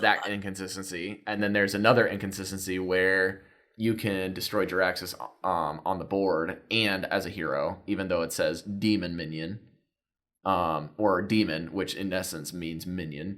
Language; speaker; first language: English; native; English